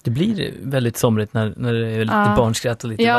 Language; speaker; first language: Swedish; native; Swedish